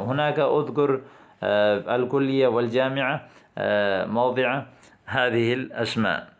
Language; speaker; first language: Arabic; non-native, fluent; Urdu